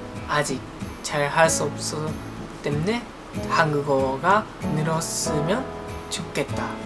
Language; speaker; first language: Korean; non-native, learner; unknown